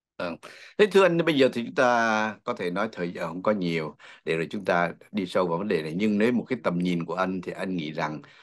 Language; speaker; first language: Vietnamese; native; Vietnamese